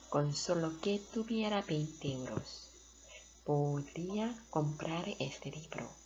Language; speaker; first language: Spanish; non-native, fluent; Korean